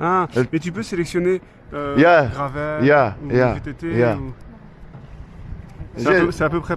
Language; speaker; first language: French; native; French